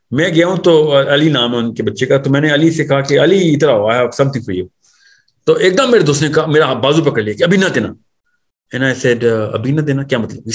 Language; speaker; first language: Urdu; native; Urdu